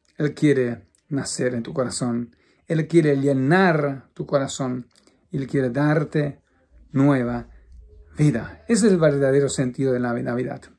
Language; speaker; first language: Spanish; non-native, fluent; Portuguese